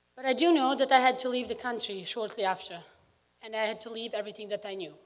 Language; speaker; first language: English; early bilingual, other home language; Bosnian